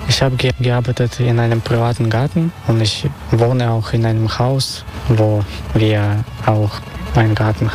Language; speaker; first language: German; non-native, fluent; Russian